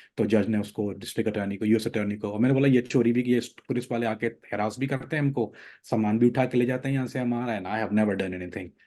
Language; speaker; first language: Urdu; native; Urdu